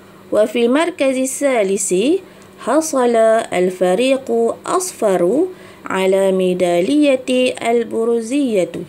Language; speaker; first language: Arabic; non-native, fluent; Malay